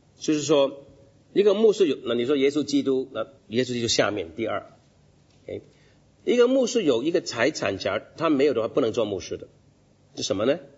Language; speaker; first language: Chinese; non-native, local second language; Cantonese